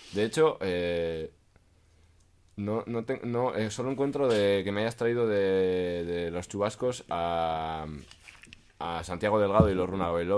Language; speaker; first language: Spanish; native; Spanish